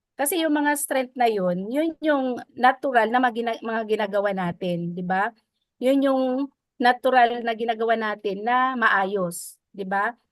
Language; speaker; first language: Filipino; non-native, local second language; Waray